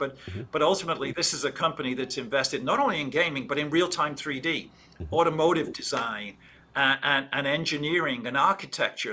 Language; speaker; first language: English; native; English